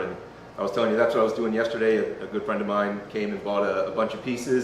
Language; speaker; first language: English; native; English